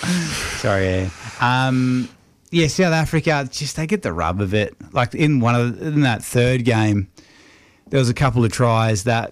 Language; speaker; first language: English; native; English